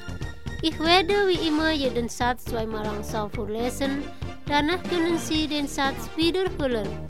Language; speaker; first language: German; non-native, fluent; Indonesian